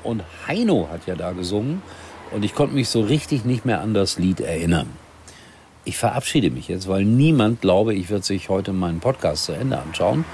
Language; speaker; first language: German; native; German